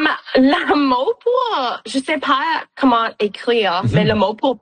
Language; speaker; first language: French; non-native, local second language; English